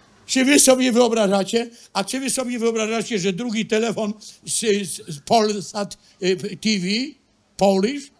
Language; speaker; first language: Polish; native; Polish